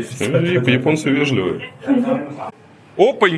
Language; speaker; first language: Russian; native; Russian